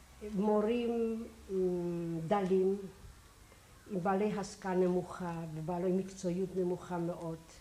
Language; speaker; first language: Hebrew; non-native, fluent; Polish